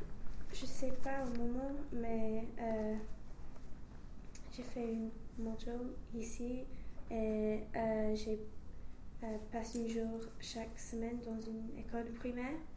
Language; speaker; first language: French; non-native, learner; English